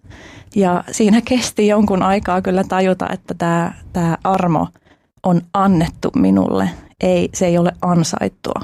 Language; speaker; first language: Finnish; early bilingual, other home language; Albanian